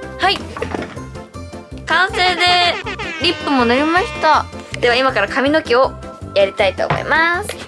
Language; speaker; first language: Japanese; native; Japanese